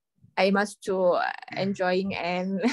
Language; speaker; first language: English; non-native, learner; Indonesian